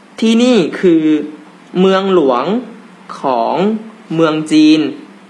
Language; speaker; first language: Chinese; non-native, fluent; Thai